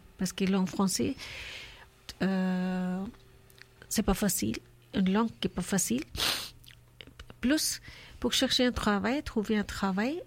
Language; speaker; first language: French; non-native, learner; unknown